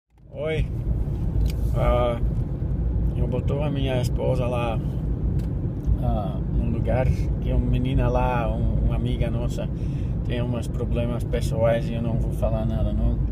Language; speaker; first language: Portuguese; non-native, learner; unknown